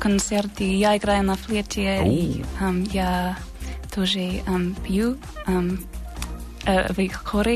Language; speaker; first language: Russian; non-native, learner; English